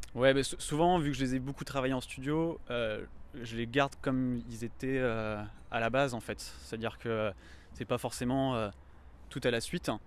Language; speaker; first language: French; native; French